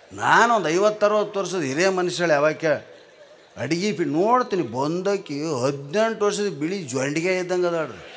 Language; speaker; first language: Kannada; native; Kannada